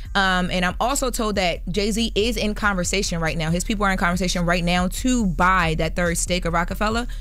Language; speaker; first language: English; native; English